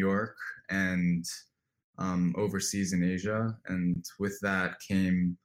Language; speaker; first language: English; native; English